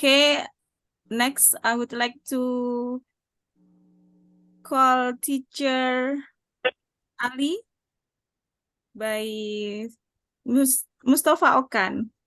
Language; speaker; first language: English; non-native, learner; Indonesian